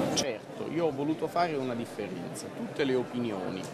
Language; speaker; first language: Italian; native; Italian